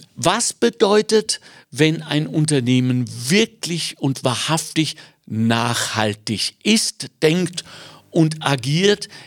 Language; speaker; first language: German; native; German